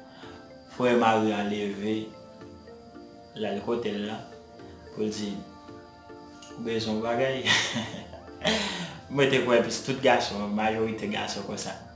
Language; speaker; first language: French; non-native, learner; Haitian Creole